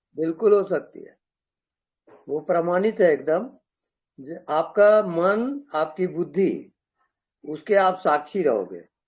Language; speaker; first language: Hindi; native; Hindi